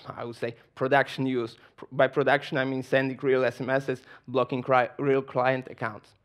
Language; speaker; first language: English; non-native, fluent; Polish